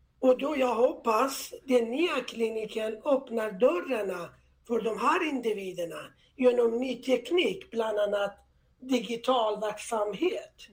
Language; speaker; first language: Swedish; non-native, fluent; Persian